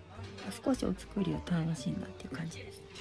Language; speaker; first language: Japanese; native; Japanese